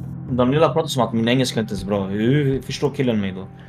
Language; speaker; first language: Swedish; native; Swedish